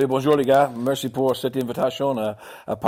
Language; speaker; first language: French; non-native, learner; English